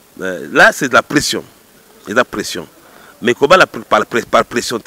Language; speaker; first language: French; non-native, local second language; Lingala